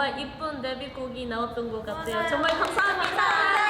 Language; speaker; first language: Korean; native; Korean